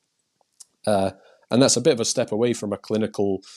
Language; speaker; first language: English; native; English